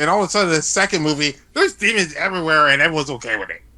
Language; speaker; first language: English; native; English